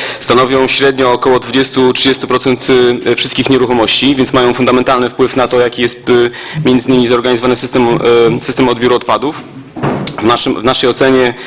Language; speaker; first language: Polish; native; Polish